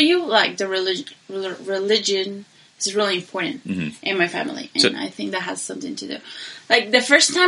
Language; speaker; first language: English; non-native, learner; Spanish